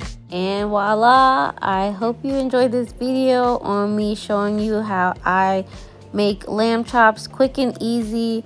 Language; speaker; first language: English; native; English